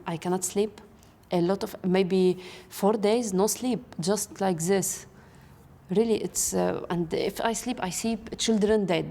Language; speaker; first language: English; non-native, learner; Arabic